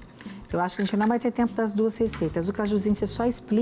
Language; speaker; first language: Portuguese; native; Portuguese